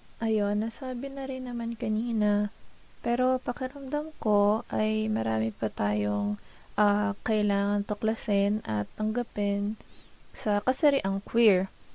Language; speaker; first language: Filipino; native; Filipino